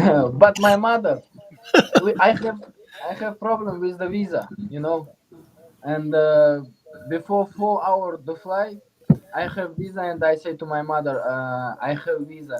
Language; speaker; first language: English; non-native, learner; Uzbek